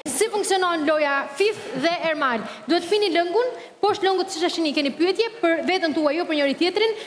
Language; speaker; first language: Albanian; native; Albanian